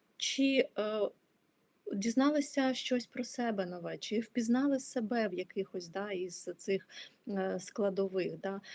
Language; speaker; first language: Ukrainian; non-native, local second language; Russian